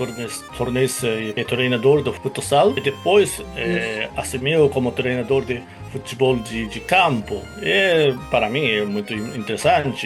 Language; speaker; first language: Portuguese; non-native, fluent; Japanese